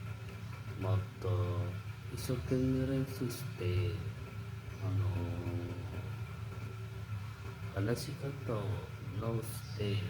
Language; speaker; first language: Japanese; non-native, learner; Indonesian